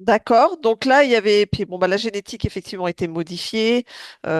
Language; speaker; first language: French; native; French